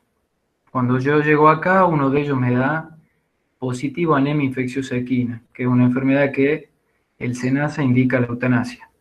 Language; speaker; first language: Spanish; native; Spanish